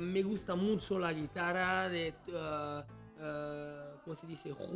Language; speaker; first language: Spanish; non-native, learner; French